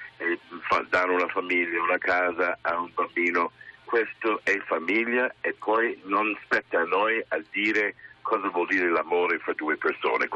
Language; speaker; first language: Italian; non-native, fluent; English